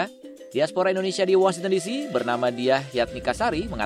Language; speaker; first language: Indonesian; native; Indonesian